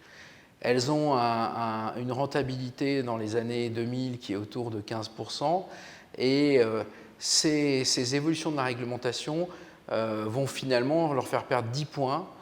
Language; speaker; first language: French; native; French